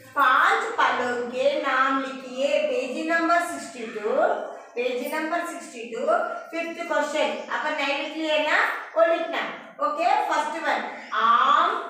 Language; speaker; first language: Hindi; non-native, local second language; Telugu